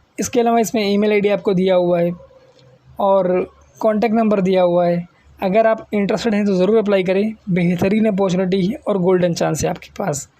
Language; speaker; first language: Hindi; native; Hindi